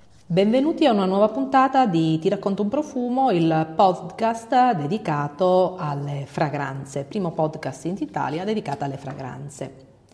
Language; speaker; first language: Italian; native; Italian